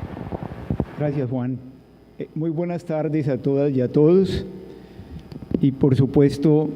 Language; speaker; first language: Spanish; native; Spanish